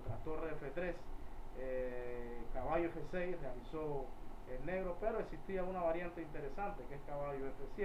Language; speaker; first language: Spanish; native; Spanish